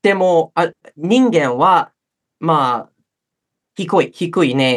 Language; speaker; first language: Japanese; non-native, fluent; English